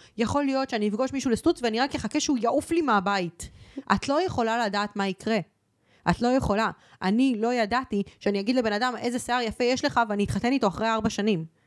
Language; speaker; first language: Hebrew; early bilingual, other home language; Spanish